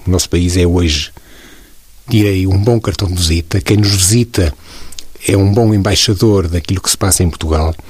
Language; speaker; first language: Portuguese; native; Portuguese